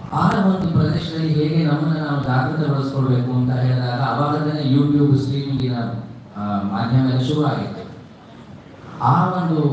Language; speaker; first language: Kannada; native; Kannada